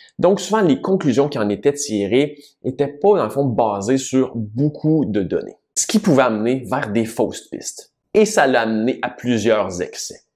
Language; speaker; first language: French; native; French